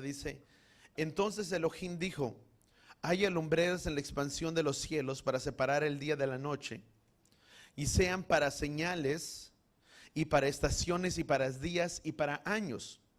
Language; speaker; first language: Spanish; native; Spanish